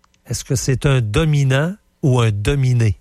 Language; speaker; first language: French; native; French